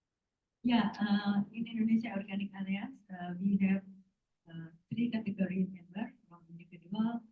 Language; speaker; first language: English; non-native, learner; Indonesian